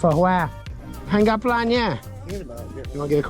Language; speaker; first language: Vietnamese; non-native, learner; English